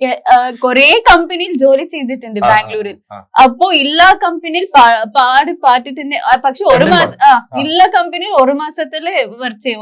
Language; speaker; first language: Malayalam; non-native, learner; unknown